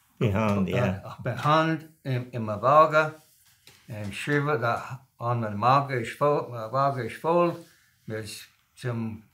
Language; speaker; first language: English; non-native, local second language; Swiss German